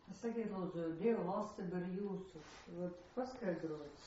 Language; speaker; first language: Latvian; non-native, local second language; Russian